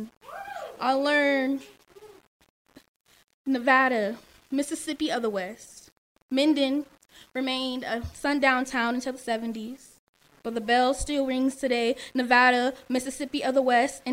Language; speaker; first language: English; native; English